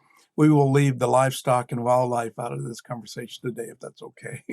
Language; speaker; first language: English; native; English